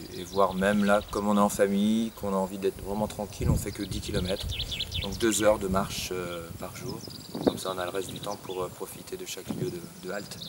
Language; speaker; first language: French; native; French